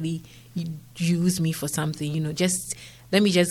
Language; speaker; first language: English; non-native, local second language; Akan